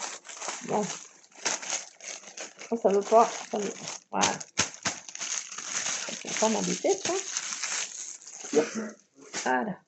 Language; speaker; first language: French; native; French